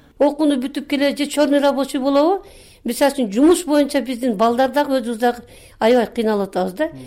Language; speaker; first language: Kyrgyz; native; Kyrgyz